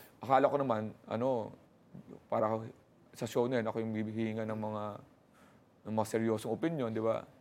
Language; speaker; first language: Filipino; native; Filipino